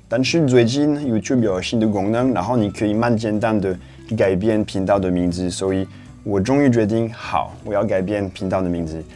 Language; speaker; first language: Chinese; non-native, fluent; French